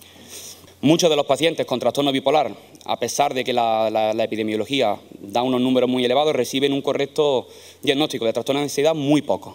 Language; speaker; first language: Spanish; native; Spanish